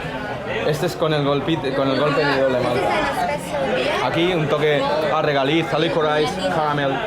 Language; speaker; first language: Spanish; native; Spanish